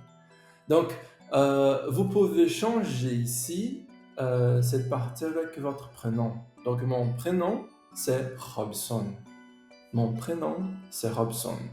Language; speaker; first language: French; non-native, fluent; Portuguese